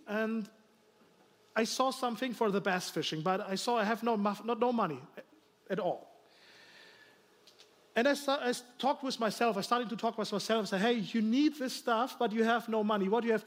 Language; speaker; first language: English; non-native, learner; German